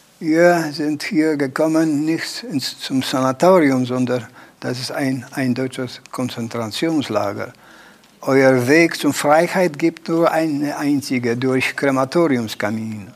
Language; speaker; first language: German; non-native, learner; Polish